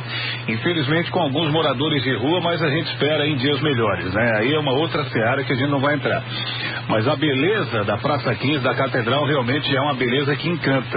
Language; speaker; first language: Portuguese; native; Portuguese